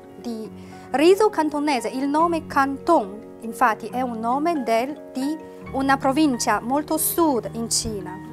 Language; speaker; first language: Italian; non-native, fluent; Chinese